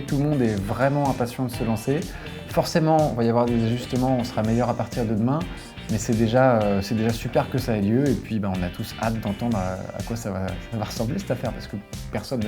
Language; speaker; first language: French; native; French